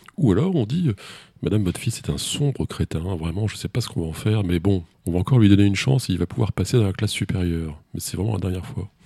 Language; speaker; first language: French; native; French